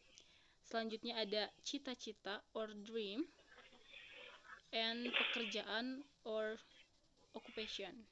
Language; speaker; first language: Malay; non-native, local second language; Sundanese